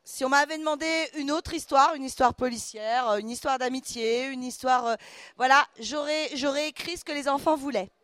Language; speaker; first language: French; native; French